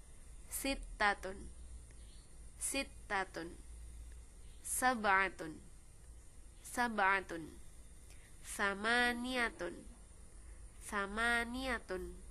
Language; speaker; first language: Arabic; non-native, fluent; Indonesian